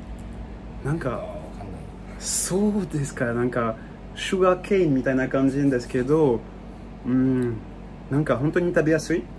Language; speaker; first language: Japanese; non-native, fluent; French